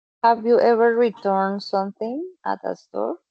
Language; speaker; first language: English; non-native, fluent; Spanish